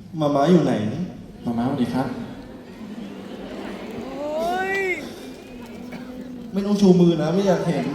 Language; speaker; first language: Thai; native; Thai